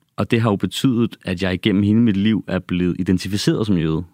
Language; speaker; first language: Danish; native; Danish